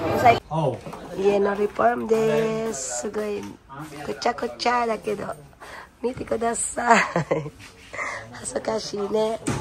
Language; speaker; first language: Japanese; non-native, fluent; Filipino